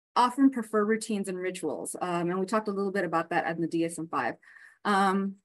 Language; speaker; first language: English; native; English